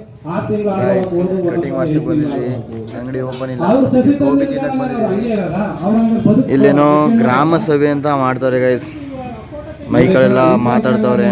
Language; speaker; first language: Kannada; native; Kannada